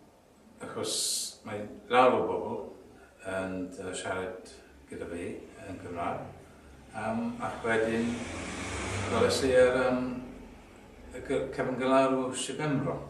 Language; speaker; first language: Welsh; non-native, learner; English